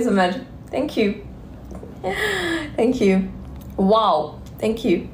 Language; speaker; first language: English; non-native, learner; Russian